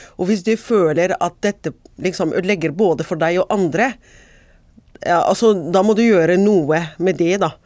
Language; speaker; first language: Norwegian; non-native, fluent; Arabic